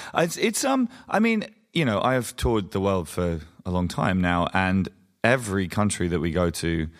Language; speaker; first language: English; native; English